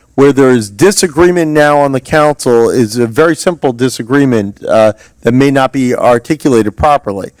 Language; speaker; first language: English; native; English